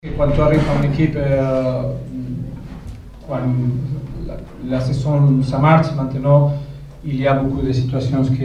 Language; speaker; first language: French; non-native, learner; Spanish